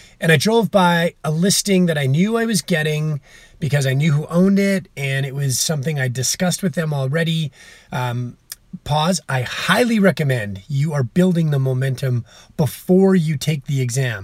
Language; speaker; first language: English; native; English